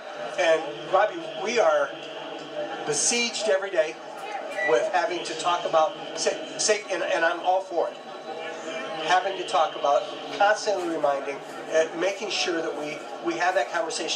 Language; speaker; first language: English; native; English